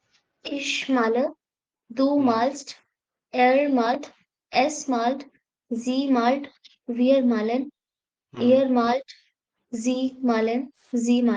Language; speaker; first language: German; non-native, learner; Hindi